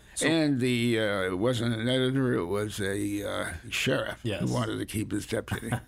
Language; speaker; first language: English; native; English